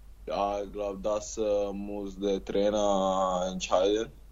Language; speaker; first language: German; non-native, learner; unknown